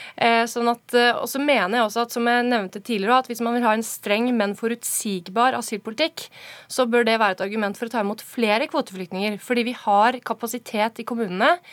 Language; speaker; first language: Norwegian; native; Norwegian